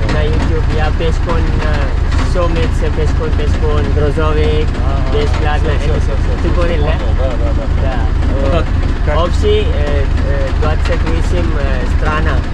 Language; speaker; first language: Russian; non-native, learner; Malayalam